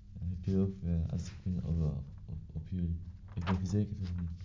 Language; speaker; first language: Dutch; non-native, learner; Arabic